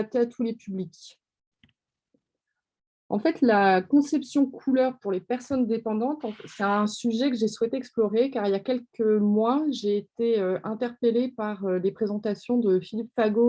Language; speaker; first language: French; native; French